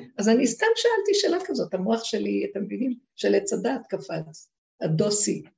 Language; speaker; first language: Hebrew; native; Hebrew